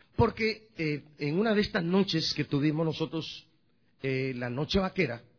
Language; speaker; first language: Spanish; native; Spanish